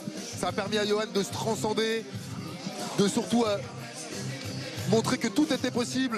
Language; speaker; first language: French; native; French